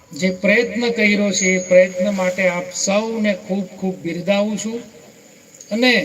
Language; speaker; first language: Gujarati; native; Gujarati